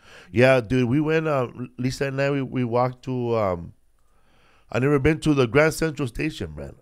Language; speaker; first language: English; early bilingual, other home language; Spanish